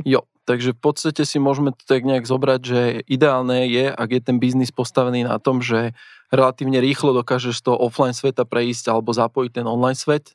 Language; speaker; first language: Slovak; native; Slovak